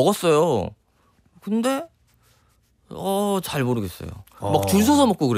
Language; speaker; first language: Korean; native; Korean